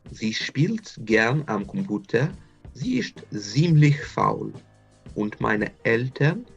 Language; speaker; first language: German; non-native, fluent; English